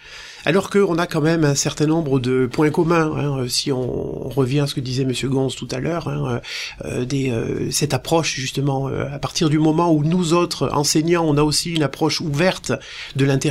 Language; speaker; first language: French; native; French